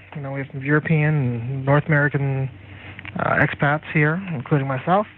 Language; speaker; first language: English; native; English